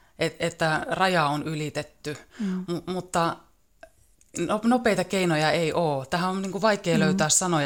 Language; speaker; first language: Finnish; native; Finnish